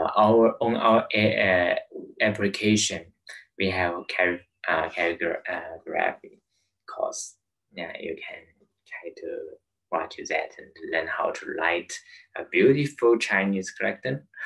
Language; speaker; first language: English; non-native, learner; Chinese